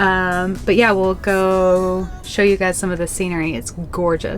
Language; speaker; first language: English; native; English